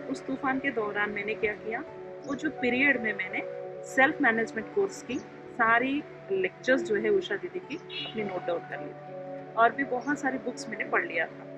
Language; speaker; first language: Hindi; non-native, local second language; Telugu